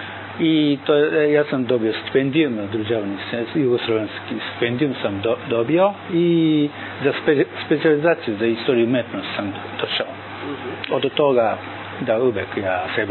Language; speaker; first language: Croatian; non-native, learner; Japanese